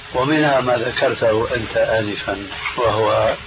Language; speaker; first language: Arabic; early bilingual, other home language; Albanian